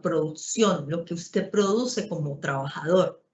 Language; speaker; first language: Spanish; native; Spanish